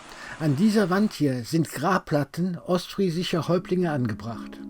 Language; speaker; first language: German; native; German